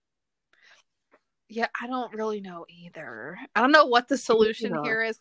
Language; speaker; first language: English; native; English